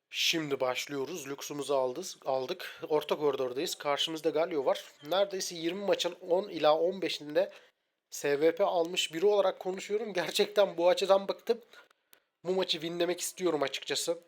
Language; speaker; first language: Turkish; native; Turkish